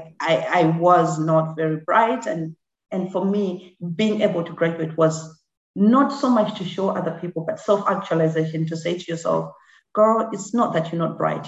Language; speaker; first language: English; non-native, local second language; Shona